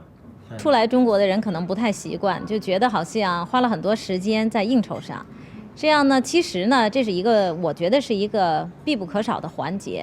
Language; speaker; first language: Chinese; native; Chinese